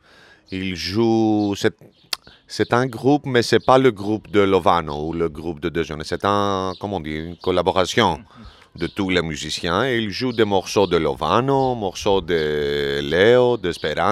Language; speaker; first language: French; non-native, learner; Greek